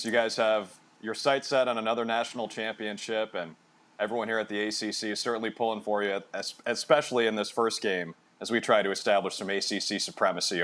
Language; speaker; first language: English; native; English